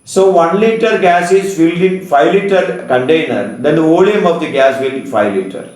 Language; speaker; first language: English; non-native, local second language; Malayalam